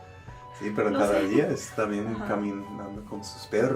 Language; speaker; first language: Spanish; non-native, learner; English